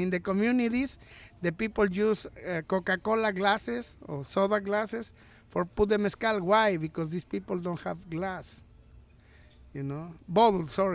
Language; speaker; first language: English; non-native, learner; Spanish